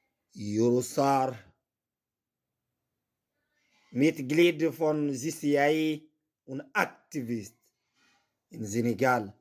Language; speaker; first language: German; non-native, learner; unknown